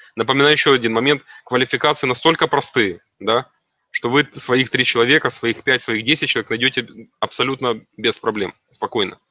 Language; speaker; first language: Russian; native; Russian